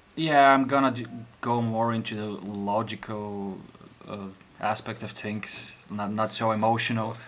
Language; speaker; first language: English; non-native, fluent; Bulgarian